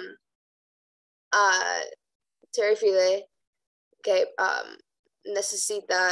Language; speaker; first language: Spanish; non-native, learner; English